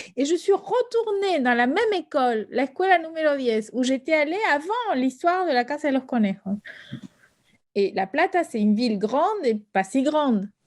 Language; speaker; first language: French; early bilingual, other home language; Spanish